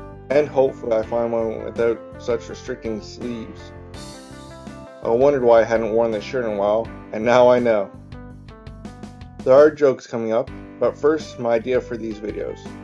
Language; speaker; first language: English; native; English